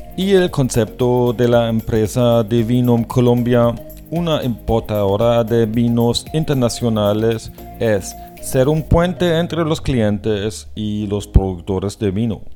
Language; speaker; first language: Spanish; non-native, fluent; German